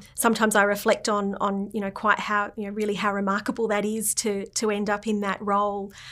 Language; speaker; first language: English; native; English